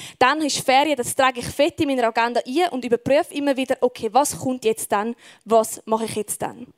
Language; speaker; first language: German; native; German